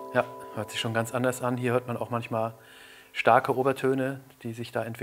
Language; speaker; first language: German; native; German